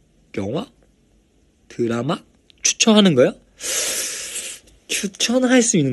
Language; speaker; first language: Korean; non-native, fluent; Chinese